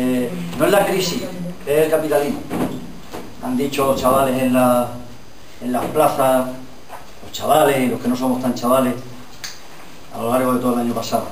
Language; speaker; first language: Spanish; native; Spanish